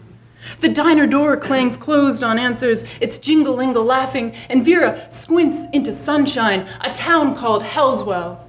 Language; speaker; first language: English; native; English